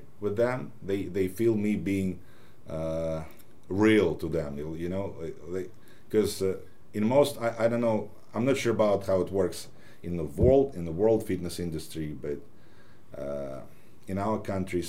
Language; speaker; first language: English; non-native, fluent; Ukrainian